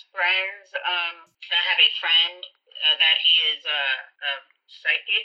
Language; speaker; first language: English; native; English